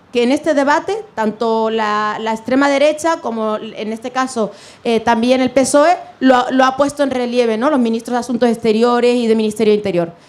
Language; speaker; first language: Spanish; non-native, fluent; Arabic